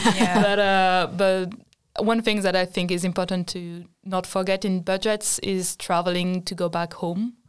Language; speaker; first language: English; non-native, fluent; French